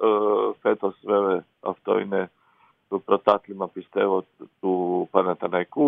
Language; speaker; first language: Greek; non-native, fluent; Croatian